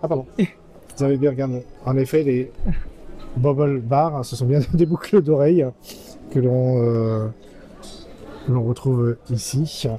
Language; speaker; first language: French; native; French